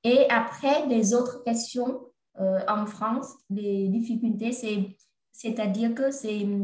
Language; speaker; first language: French; non-native, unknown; Vietnamese